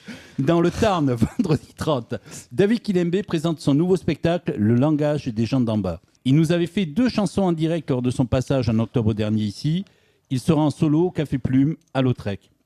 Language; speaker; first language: French; native; French